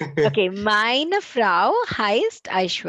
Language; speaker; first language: German; non-native, fluent; Malayalam